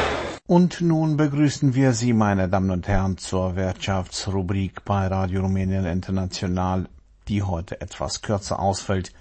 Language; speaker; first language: German; native; German